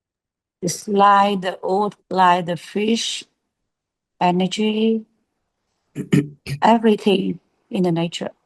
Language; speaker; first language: English; non-native, learner; Vietnamese